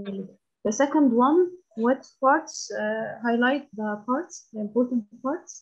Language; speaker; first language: English; non-native, learner; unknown